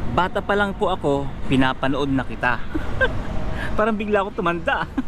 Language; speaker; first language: Filipino; native; Filipino